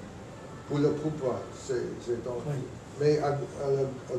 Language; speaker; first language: French; non-native, fluent; English